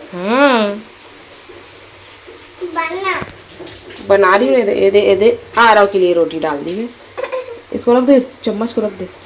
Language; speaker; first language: Hindi; non-native, local second language; Chhattisgarhi